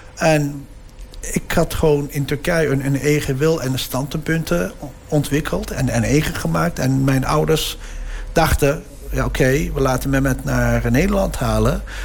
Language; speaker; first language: Dutch; early bilingual, other home language; Turkish